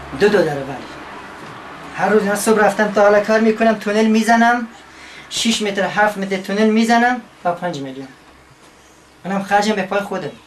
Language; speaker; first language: Persian; non-native, local second language; Kurdish